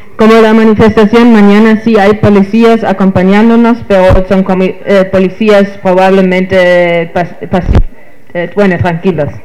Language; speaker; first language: Spanish; non-native, fluent; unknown